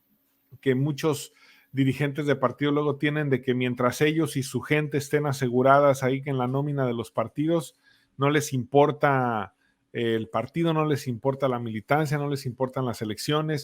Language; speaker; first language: Spanish; native; Spanish